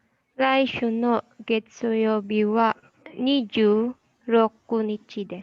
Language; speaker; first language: Japanese; non-native, learner; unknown